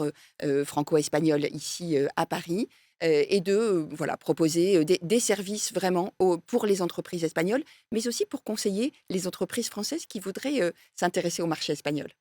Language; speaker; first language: French; native; French